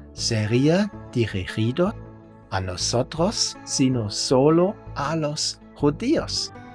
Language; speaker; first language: Spanish; non-native, fluent; German